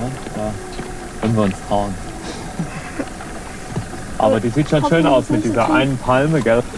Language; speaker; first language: German; native; German